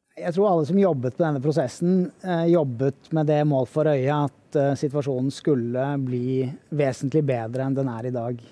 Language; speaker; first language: Norwegian; native; Norwegian